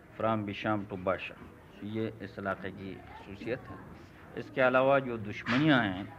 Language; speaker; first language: Urdu; non-native, local second language; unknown